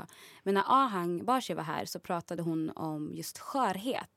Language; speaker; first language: Swedish; native; Swedish